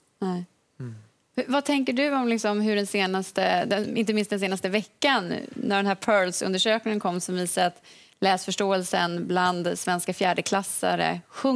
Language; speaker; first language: Swedish; native; Swedish